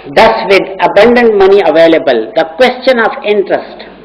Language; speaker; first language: English; non-native, local second language; Urdu